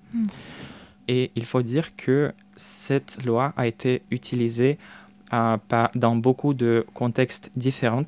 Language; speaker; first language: French; non-native, fluent; Russian